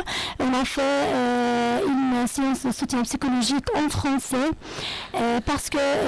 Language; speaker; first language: French; non-native, fluent; Arabic